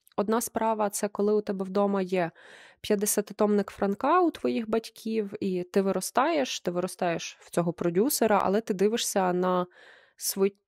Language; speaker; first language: Ukrainian; native; Ukrainian